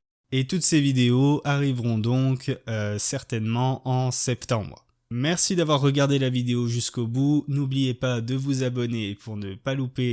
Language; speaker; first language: French; native; French